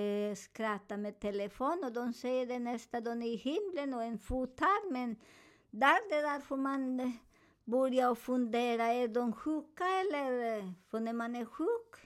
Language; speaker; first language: Swedish; non-native, learner; Spanish